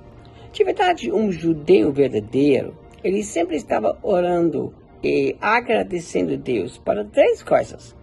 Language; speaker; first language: Portuguese; non-native, fluent; German